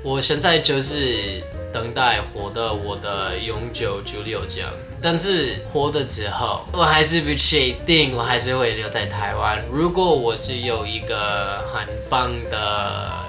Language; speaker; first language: Chinese; non-native, fluent; English